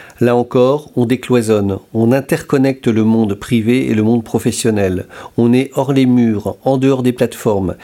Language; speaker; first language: French; native; French